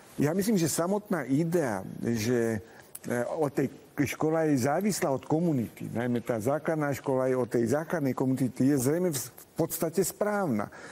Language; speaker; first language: Slovak; non-native, local second language; Hungarian